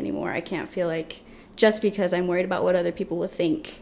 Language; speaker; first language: English; native; English